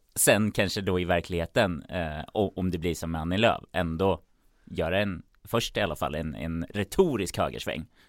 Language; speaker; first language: Swedish; native; Swedish